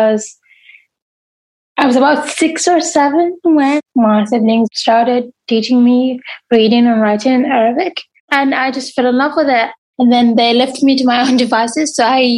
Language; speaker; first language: English; non-native, fluent; Arabic